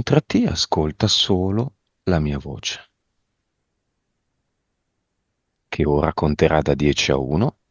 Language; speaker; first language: Italian; native; Italian